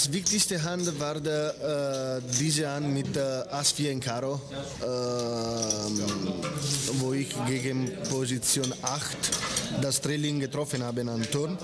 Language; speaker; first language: German; non-native, fluent; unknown